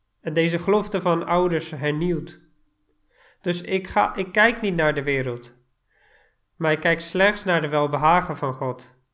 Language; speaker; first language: Dutch; non-native, fluent; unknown